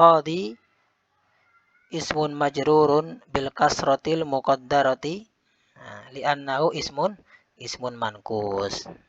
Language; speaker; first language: Arabic; non-native, fluent; Indonesian